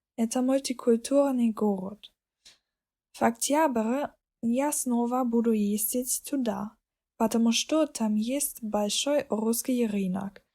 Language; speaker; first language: Russian; non-native, learner; German